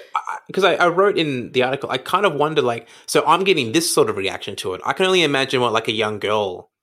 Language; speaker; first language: English; native; English